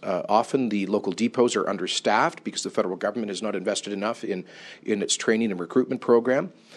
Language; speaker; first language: English; native; English